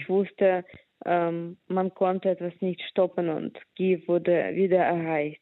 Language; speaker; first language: German; non-native, fluent; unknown